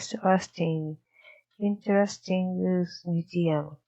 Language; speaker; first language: English; non-native, learner; Japanese